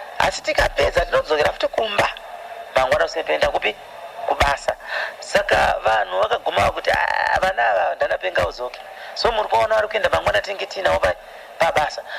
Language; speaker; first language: Shona; early bilingual, other home language; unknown